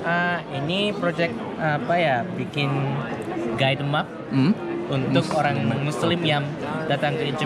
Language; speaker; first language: Indonesian; non-native, learner; Japanese